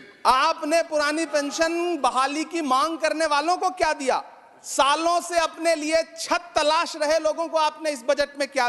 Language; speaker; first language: Hindi; native; Hindi